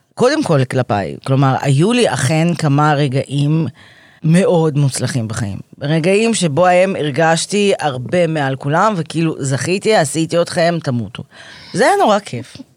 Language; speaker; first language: Hebrew; native; Hebrew